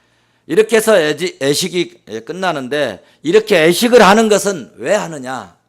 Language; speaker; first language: Korean; native; Korean